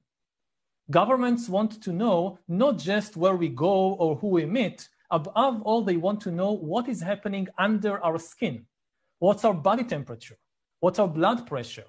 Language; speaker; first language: English; non-native, fluent; Hebrew